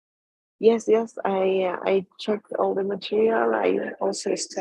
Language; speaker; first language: English; non-native, learner; Spanish